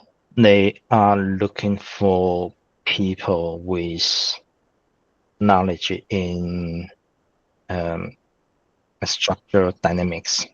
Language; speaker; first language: English; non-native, fluent; Chinese